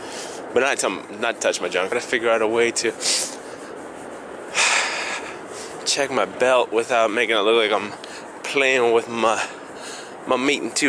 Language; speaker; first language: English; native; English